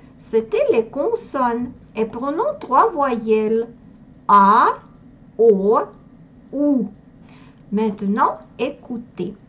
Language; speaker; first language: French; non-native, fluent; Russian